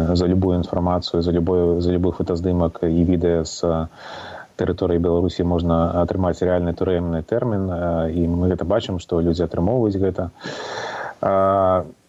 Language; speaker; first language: Belarusian; non-native, local second language; Russian